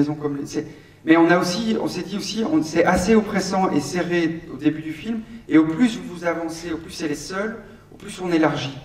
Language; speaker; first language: French; native; French